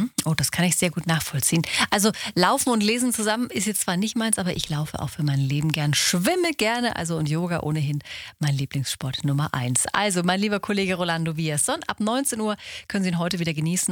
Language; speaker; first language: German; native; German